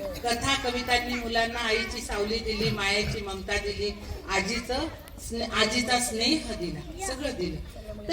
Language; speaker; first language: Marathi; non-native, local second language; Marwari